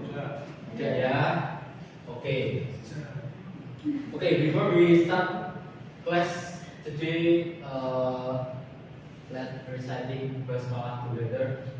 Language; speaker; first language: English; non-native, learner; Indonesian